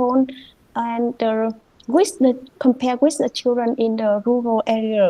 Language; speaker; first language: English; non-native, fluent; Vietnamese